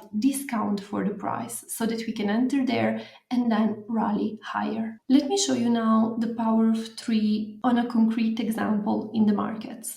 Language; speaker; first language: English; non-native, fluent; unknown